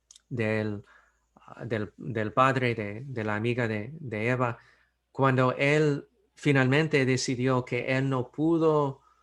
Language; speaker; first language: Spanish; non-native, fluent; English